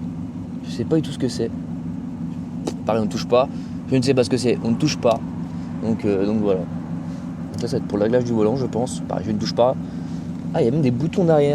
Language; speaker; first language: French; native; French